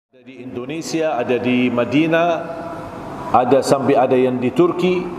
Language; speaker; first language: Malay; non-native, fluent; Arabic